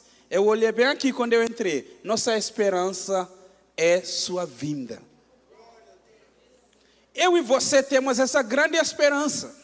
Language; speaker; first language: Portuguese; non-native, fluent; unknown